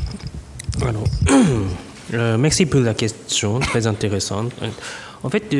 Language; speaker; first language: French; non-native, fluent; Japanese